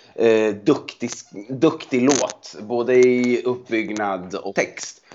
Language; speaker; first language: Swedish; native; Swedish